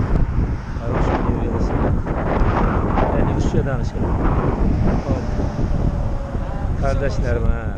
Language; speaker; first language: Russian; non-native, local second language; Uzbek